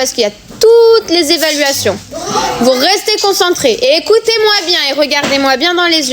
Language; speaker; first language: French; native; French